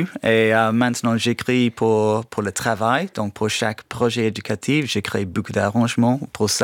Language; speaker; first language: French; non-native, fluent; English